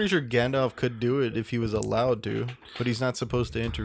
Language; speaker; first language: English; native; English